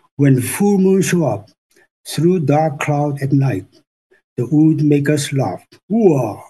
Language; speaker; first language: English; non-native, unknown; Korean